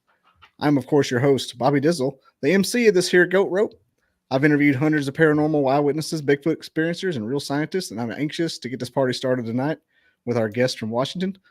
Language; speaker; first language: English; native; English